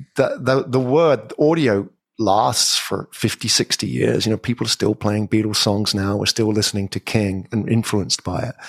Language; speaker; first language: English; native; English